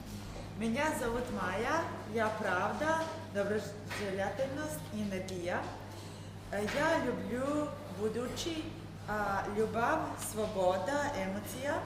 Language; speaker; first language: Russian; non-native, learner; Serbian